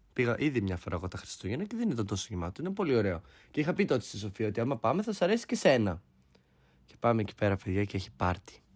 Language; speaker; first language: Greek; early bilingual, heritage; Greek